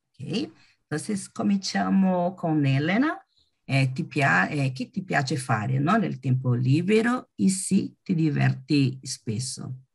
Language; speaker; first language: Italian; non-native, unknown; Portuguese